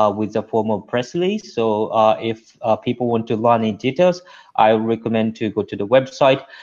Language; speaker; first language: English; native; English